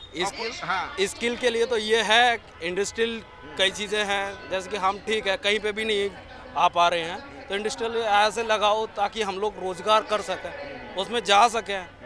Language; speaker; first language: Hindi; native; Hindi